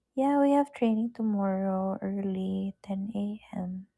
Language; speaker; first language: English; non-native, local second language; Filipino